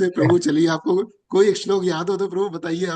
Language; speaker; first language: Hindi; native; Hindi